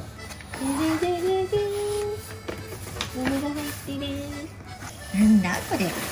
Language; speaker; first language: Japanese; native; Japanese